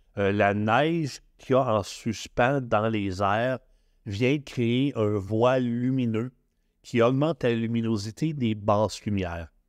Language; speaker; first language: French; native; French